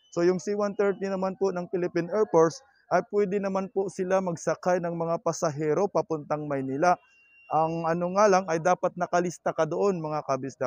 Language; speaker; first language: Filipino; non-native, local second language; Cebuano